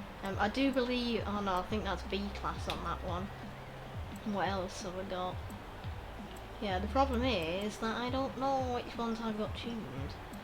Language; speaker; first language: English; native; English